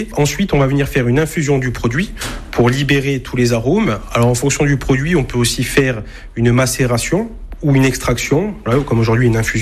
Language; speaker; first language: French; native; French